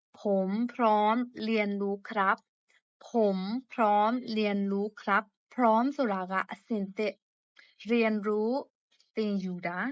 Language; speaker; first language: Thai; non-native, fluent; Burmese